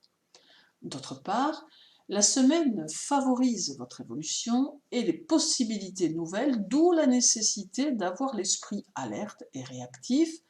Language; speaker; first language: French; native; French